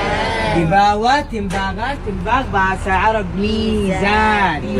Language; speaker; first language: Indonesian; non-native, learner; Arabic